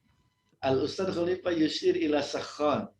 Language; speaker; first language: Arabic; non-native, fluent; Indonesian